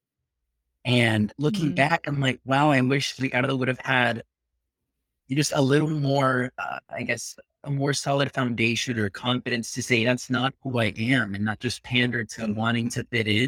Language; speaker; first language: English; early bilingual, other home language; Spanish